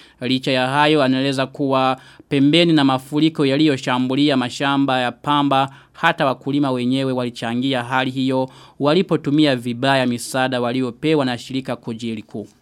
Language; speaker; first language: Swahili; non-native, local second language; Rundi